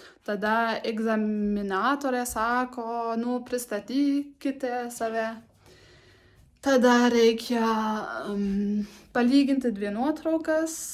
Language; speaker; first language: Lithuanian; non-native, learner; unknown